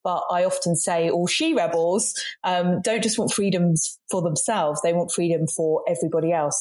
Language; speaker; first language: English; native; English